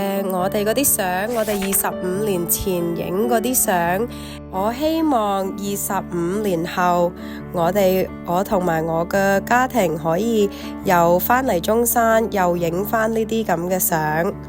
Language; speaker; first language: Cantonese; early bilingual, heritage; Cantonese